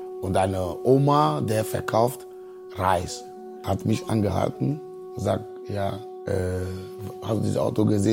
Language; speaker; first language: German; non-native, fluent; Ewe